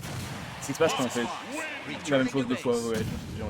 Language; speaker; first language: French; native; French